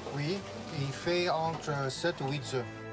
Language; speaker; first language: French; non-native, fluent; Greek